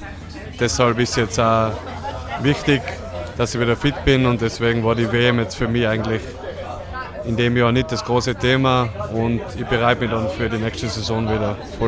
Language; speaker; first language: German; native; German